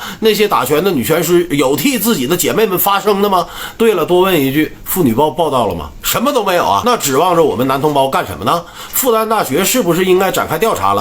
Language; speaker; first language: Chinese; native; Chinese